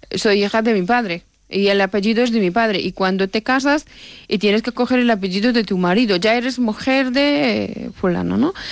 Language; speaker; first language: Spanish; non-native, fluent; Persian